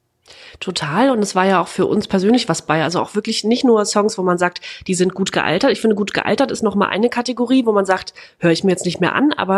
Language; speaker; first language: German; native; German